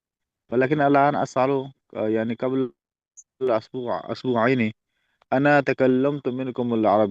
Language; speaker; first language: Arabic; non-native, learner; Urdu